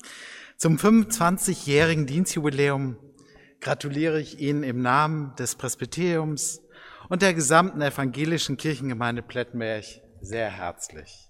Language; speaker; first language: German; native; German